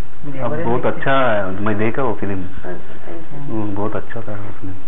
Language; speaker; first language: Hindi; non-native, local second language; Telugu